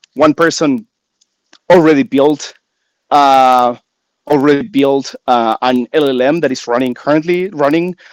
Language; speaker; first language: English; non-native, fluent; Spanish